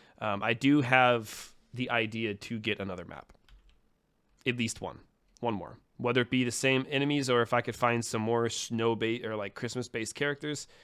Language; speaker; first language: English; native; English